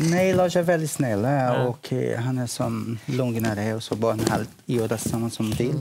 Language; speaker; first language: Swedish; non-native, learner; Portuguese